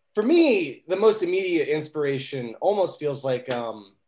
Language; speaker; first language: English; native; English